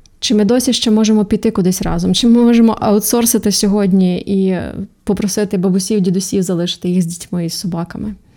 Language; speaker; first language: Ukrainian; native; Ukrainian